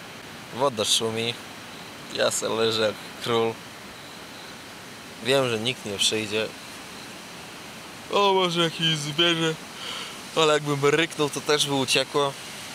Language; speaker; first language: Polish; native; Polish